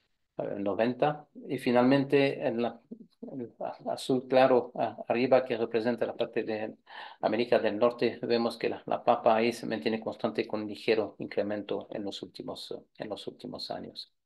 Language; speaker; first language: Spanish; non-native, fluent; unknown